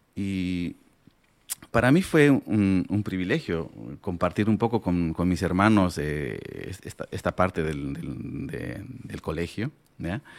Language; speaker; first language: Spanish; non-native, local second language; Aymara